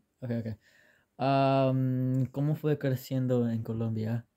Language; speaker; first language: Spanish; early bilingual, heritage; English